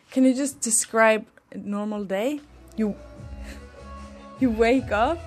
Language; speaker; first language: English; non-native, fluent; Norwegian